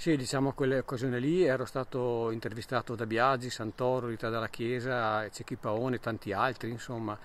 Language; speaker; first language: Italian; native; Italian